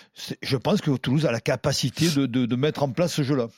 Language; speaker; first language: French; native; French